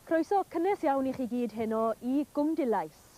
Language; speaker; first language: Welsh; native; Welsh